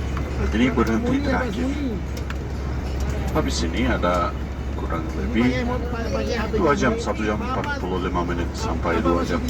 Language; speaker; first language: Indonesian; non-native, fluent; Turkish